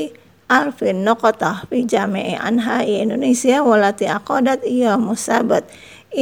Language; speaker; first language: Arabic; non-native, fluent; Indonesian